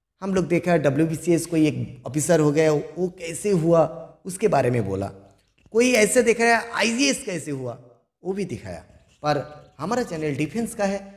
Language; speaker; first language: Hindi; non-native, local second language; Bangla